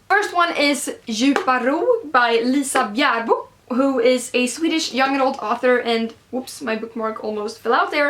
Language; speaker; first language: English; non-native, fluent; Swedish